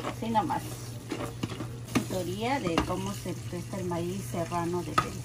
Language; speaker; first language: Spanish; native; Spanish